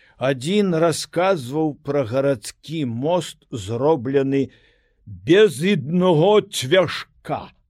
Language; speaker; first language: Belarusian; native; Belarusian